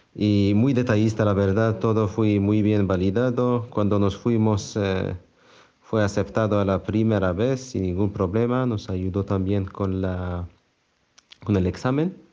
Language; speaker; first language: Spanish; non-native, fluent; Arabic